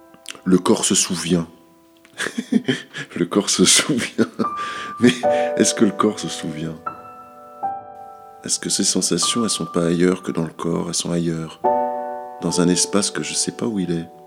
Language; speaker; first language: French; native; French